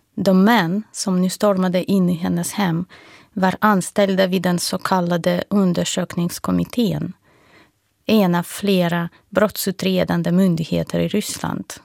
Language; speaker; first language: Swedish; non-native, fluent; Russian